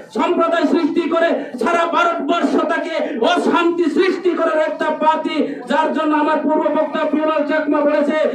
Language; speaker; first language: Bangla; non-native, local second language; Kok Borok